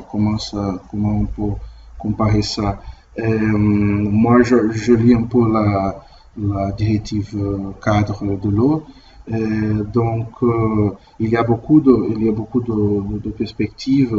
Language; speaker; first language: French; non-native, learner; Portuguese